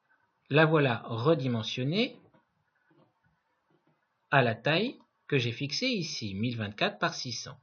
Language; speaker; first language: French; native; French